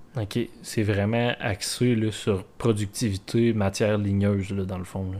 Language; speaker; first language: French; native; French